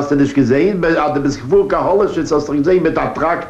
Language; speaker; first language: German; non-native, learner; Polish